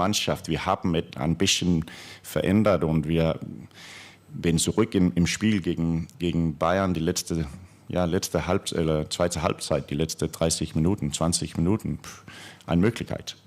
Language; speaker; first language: German; non-native, fluent; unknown